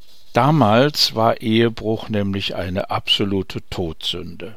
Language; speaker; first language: German; native; German